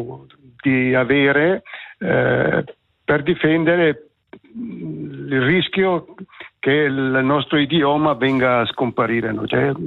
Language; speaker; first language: Italian; native; Italian